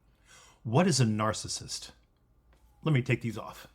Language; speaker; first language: English; native; English